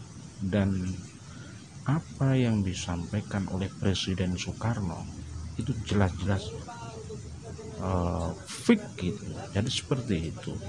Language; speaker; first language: Indonesian; native; Indonesian